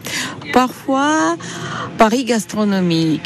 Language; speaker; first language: French; non-native, learner; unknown